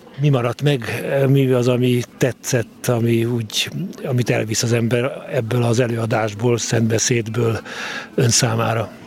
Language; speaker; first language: Hungarian; native; Hungarian